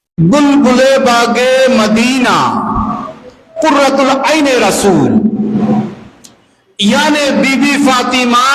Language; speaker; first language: Bangla; native; Bangla